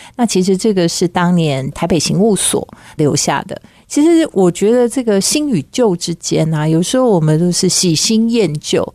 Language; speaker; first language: Chinese; native; Chinese